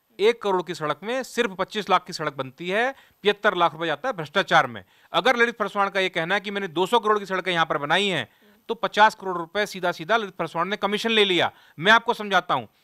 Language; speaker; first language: Hindi; native; Hindi